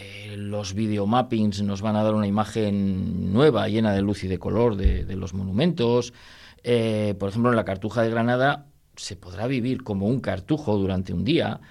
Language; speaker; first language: Spanish; native; Spanish